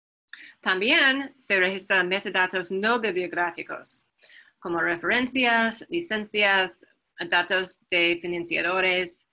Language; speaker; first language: Spanish; non-native, fluent; English